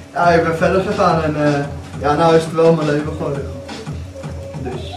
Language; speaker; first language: Dutch; early bilingual, other home language; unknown